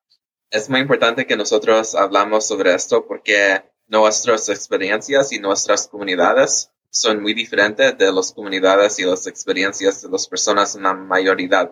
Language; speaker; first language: Spanish; early bilingual, heritage; English